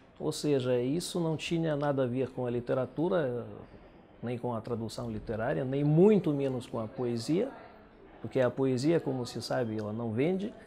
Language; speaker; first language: Portuguese; non-native, fluent; Russian